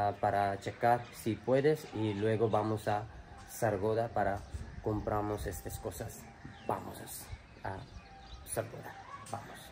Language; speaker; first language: Spanish; non-native, learner; Urdu